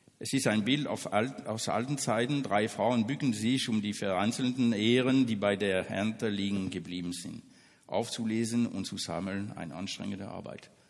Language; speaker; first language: German; non-native, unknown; French